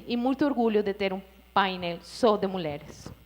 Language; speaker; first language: Portuguese; non-native, fluent; Spanish